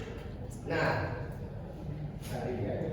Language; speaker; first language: Indonesian; native; Indonesian